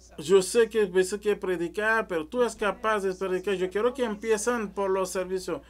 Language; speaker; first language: Spanish; non-native, learner; French